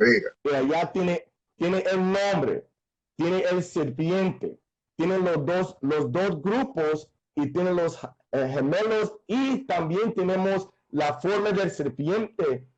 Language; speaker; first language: Spanish; non-native, fluent; English